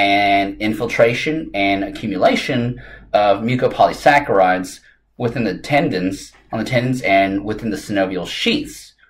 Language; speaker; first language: English; native; English